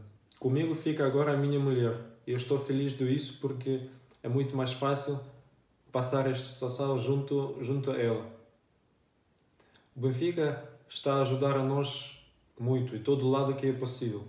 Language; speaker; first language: Portuguese; non-native, fluent; Russian